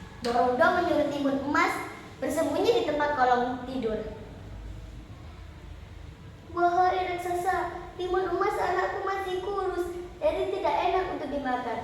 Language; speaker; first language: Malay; non-native, local second language; Javanese